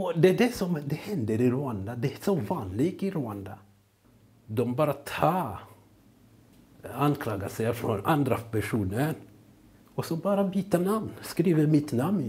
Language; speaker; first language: Swedish; non-native, learner; Kinyarwanda